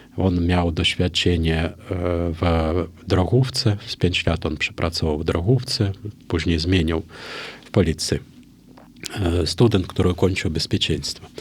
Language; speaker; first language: Polish; non-native, fluent; Russian